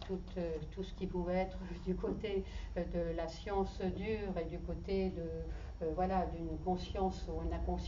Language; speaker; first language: French; native; French